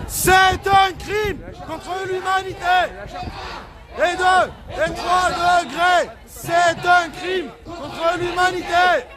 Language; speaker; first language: French; native; French